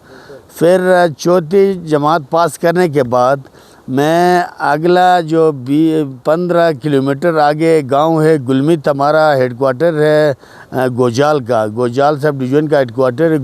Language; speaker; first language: Urdu; non-native, local second language; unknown